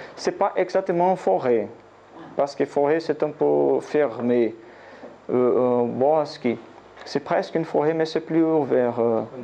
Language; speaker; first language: French; non-native, learner; Portuguese